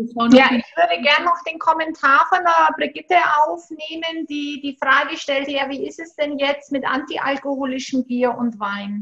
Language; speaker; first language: German; native; German